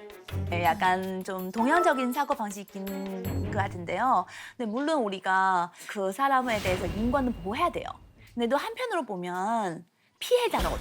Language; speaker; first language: Korean; non-native, fluent; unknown